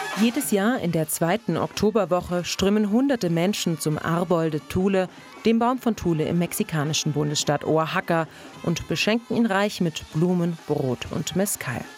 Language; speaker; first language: German; native; German